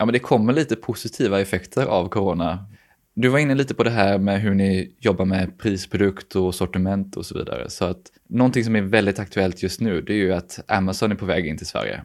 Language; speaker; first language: Swedish; native; Swedish